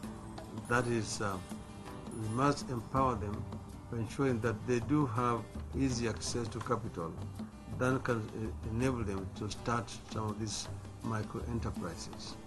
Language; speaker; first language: English; non-native, local second language; Luo (Kenya and Tanzania)